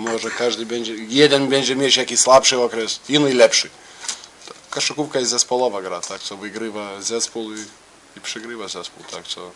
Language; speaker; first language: Polish; non-native, fluent; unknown